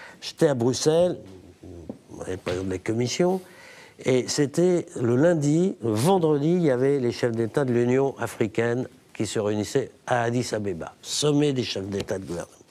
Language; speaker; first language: French; native; French